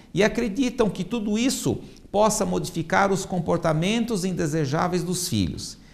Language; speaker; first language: Portuguese; native; Portuguese